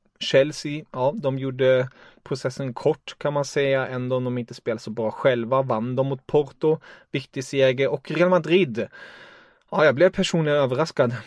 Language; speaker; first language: Swedish; non-native, fluent; German